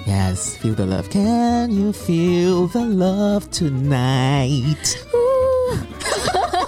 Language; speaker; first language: English; non-native, local second language; Chinese